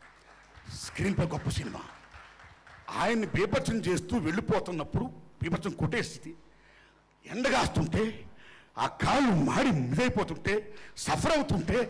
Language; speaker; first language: Telugu; native; Telugu